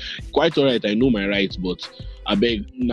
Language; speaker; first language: English; non-native, local second language; Yoruba